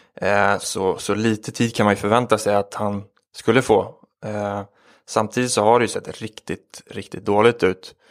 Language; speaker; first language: Swedish; native; Swedish